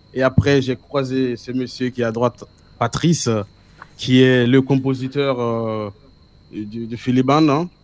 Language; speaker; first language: French; non-native, local second language; Mossi